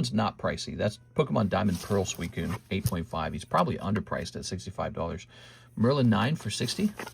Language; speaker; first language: English; native; English